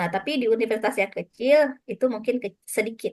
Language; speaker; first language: Indonesian; non-native, fluent; Japanese